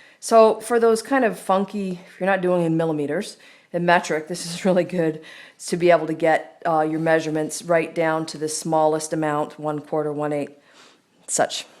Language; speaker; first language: English; native; English